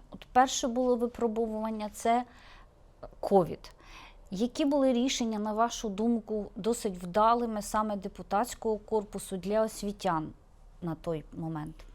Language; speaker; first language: Ukrainian; native; Ukrainian